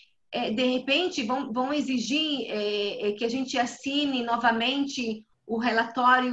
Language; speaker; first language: Portuguese; non-native, fluent; Hebrew